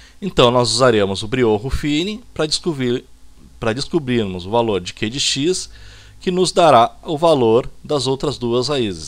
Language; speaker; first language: Portuguese; native; Portuguese